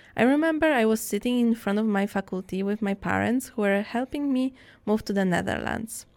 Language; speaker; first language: English; non-native, fluent; Polish